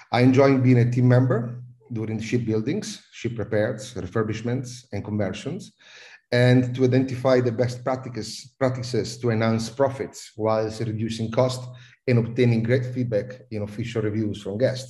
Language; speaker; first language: English; non-native, fluent; Italian